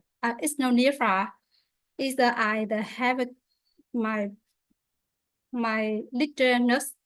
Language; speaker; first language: English; non-native, learner; Vietnamese